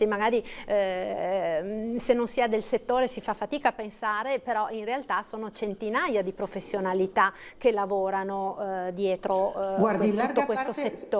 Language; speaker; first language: Italian; native; Italian